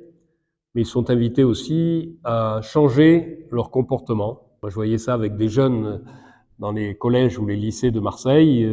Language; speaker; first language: French; native; French